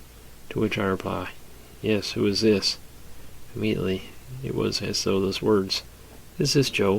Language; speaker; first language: English; native; English